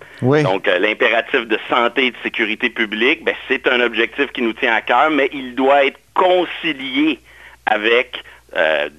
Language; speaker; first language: French; native; French